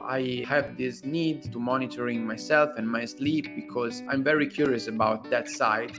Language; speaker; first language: English; non-native, fluent; Italian